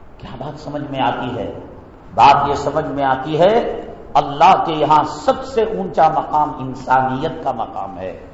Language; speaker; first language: Urdu; native; Urdu